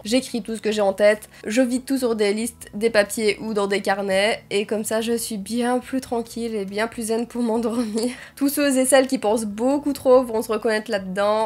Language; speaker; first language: French; native; French